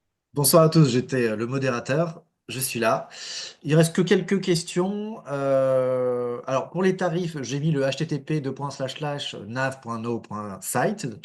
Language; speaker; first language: French; native; French